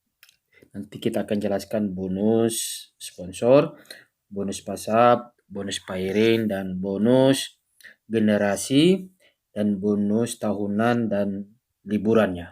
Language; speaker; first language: Indonesian; native; Indonesian